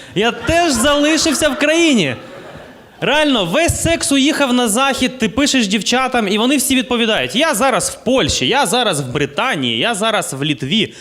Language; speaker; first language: Ukrainian; non-native, local second language; Russian